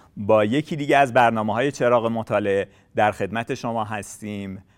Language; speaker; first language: Persian; native; Persian